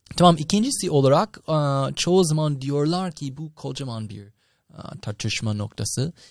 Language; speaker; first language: Turkish; non-native, fluent; English